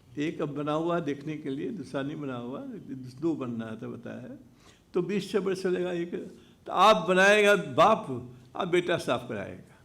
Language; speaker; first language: Hindi; native; Hindi